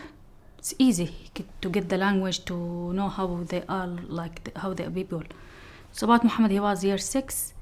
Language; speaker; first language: English; non-native, learner; Arabic